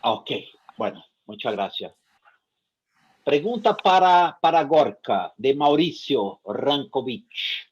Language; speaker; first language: Spanish; non-native, fluent; Portuguese